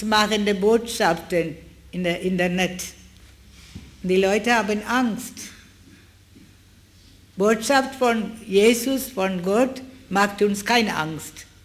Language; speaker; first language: German; non-native, fluent; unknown